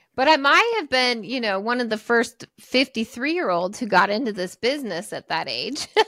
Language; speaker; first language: English; native; English